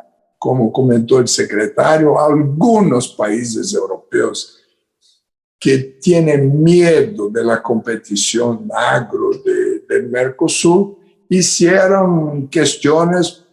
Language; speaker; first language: Spanish; non-native, fluent; Portuguese